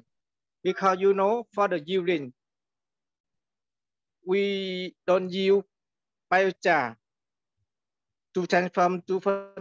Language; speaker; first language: English; non-native, learner; Vietnamese